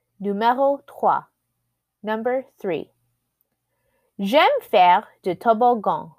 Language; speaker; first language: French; non-native, fluent; English